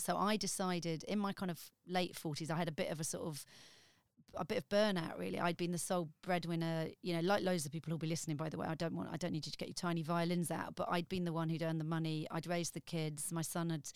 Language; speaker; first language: English; native; English